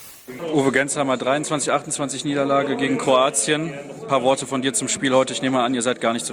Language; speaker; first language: German; native; German